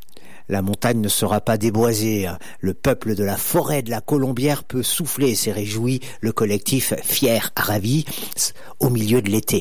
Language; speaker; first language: French; native; French